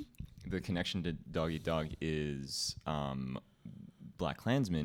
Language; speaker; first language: English; native; English